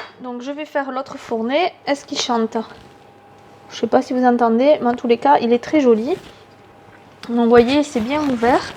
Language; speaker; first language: French; native; French